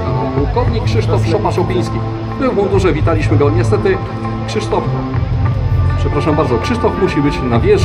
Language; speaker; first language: Polish; native; Polish